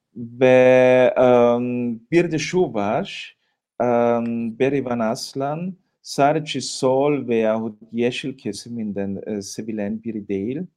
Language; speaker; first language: Turkish; non-native, fluent; German